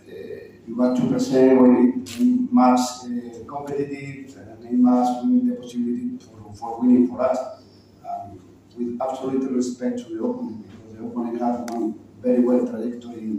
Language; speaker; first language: English; non-native, learner; Spanish